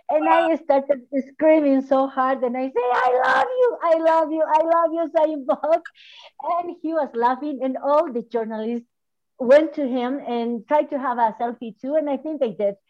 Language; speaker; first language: English; non-native, fluent; Spanish